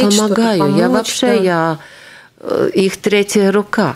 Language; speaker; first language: Russian; non-native, local second language; Latvian